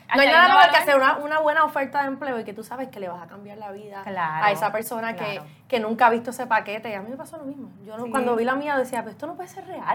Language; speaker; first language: Spanish; native; Spanish